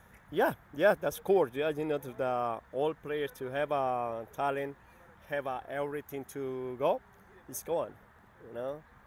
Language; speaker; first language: English; non-native, learner; Spanish